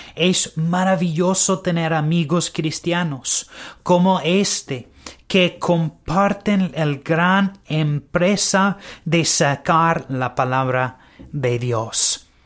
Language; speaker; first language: Spanish; non-native, learner; English